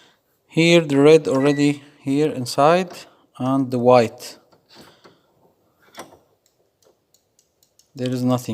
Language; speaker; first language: English; non-native, fluent; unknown